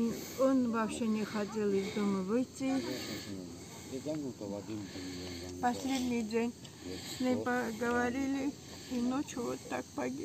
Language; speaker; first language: Russian; non-native, local second language; Armenian